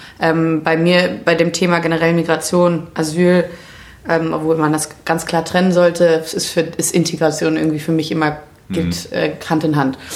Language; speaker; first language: German; native; German